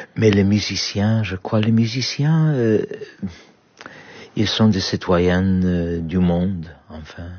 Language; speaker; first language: French; non-native, fluent; Polish